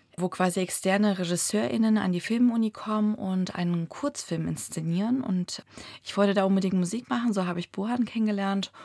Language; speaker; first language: German; early bilingual, other home language; Russian